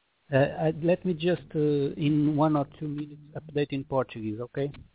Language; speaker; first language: English; non-native, fluent; Portuguese